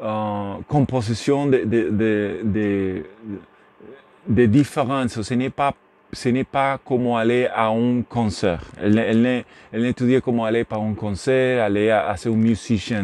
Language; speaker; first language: French; non-native, learner; Spanish